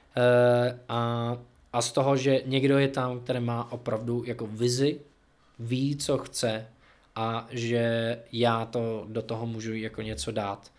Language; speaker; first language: Czech; non-native, fluent; English